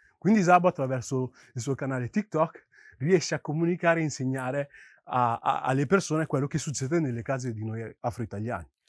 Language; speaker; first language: Italian; early bilingual, other home language; Yoruba